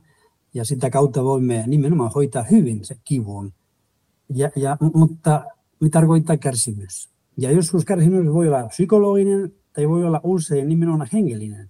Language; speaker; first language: Finnish; non-native, fluent; Spanish